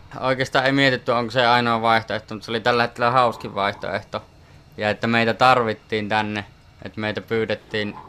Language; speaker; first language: Finnish; native; Finnish